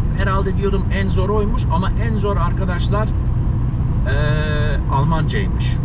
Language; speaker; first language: Turkish; native; Turkish